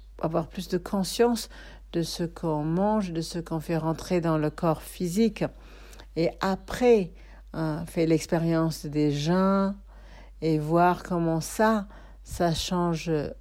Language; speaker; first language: French; non-native, fluent; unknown